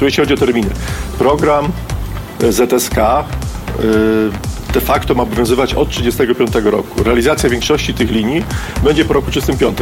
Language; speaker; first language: Polish; native; Polish